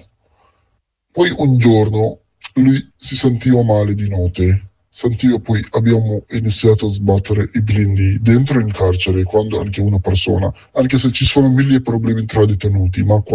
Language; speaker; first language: Italian; non-native, fluent; Arabic